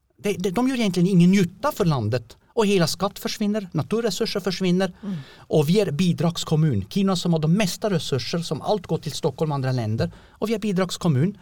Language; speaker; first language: Swedish; non-native, fluent; French